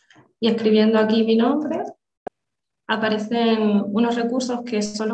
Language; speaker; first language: Spanish; native; Spanish